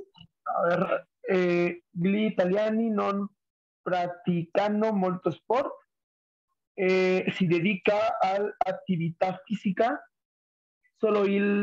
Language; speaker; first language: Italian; non-native, learner; Spanish